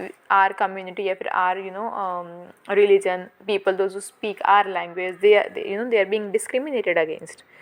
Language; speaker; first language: English; non-native, local second language; Hindi